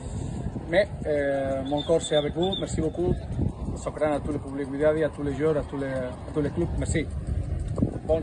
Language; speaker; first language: French; non-native, learner; Spanish